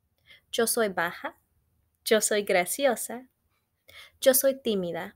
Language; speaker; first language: Spanish; non-native, fluent; English